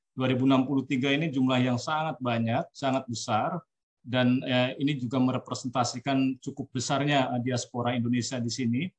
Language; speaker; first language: Indonesian; native; Indonesian